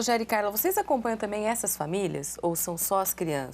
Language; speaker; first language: Portuguese; native; Portuguese